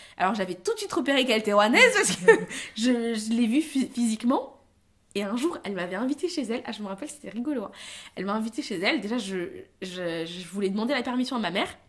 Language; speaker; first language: French; early bilingual, other home language; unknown